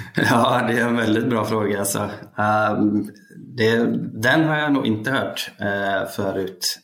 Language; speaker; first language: Swedish; early bilingual, other home language; Icelandic